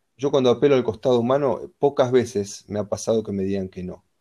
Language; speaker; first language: Spanish; native; Spanish